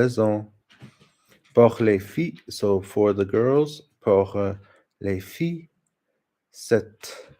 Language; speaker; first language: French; non-native, learner; English